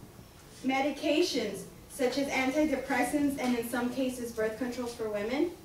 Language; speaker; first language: English; native; English